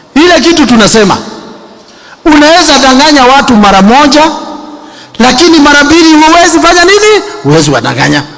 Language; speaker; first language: Swahili; non-native, local second language; Kikuyu